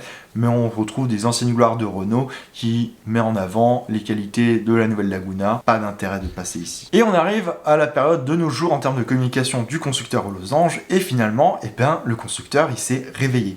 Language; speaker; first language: French; native; French